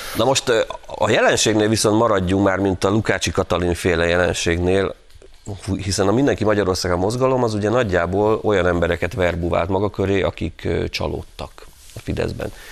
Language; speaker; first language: Hungarian; native; Hungarian